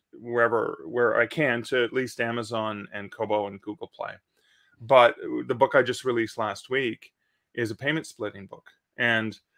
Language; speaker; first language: English; native; English